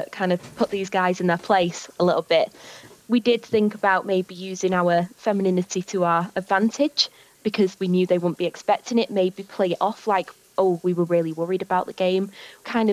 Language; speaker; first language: English; native; English